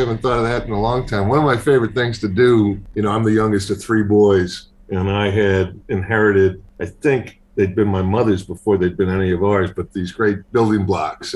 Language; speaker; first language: English; native; English